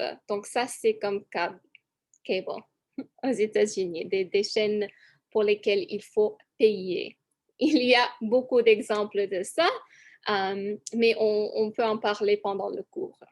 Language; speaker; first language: French; non-native, fluent; English